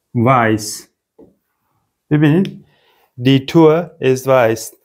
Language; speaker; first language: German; non-native, fluent; Persian